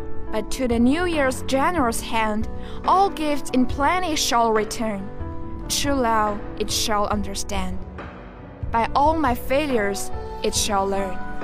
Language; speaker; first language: English; non-native, fluent; Chinese